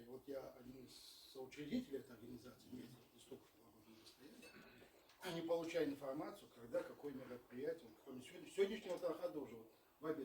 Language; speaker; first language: Russian; non-native, local second language; Tatar